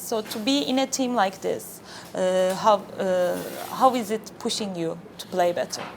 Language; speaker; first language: English; non-native, fluent; Turkish